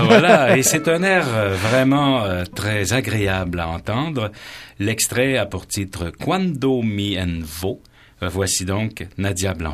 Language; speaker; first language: French; native; French